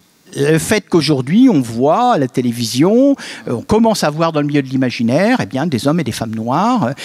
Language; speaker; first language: French; native; French